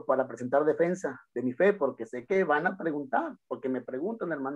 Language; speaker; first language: Spanish; native; Spanish